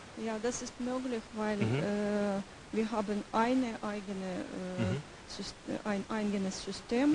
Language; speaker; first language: German; non-native, learner; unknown